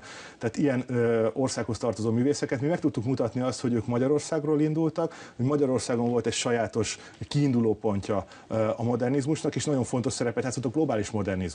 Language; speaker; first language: Hungarian; native; Hungarian